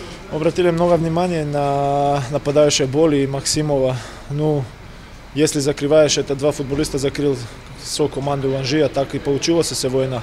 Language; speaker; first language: Russian; non-native, learner; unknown